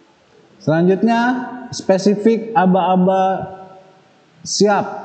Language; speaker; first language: Indonesian; native; Indonesian